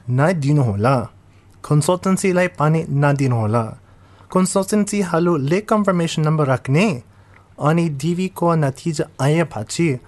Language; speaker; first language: Nepali; non-native, fluent; English